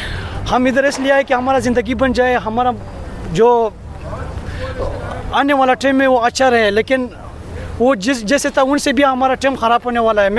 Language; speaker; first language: Hindi; non-native, fluent; Pashto